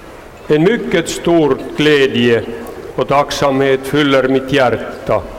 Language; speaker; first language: Swedish; non-native, local second language; Finnish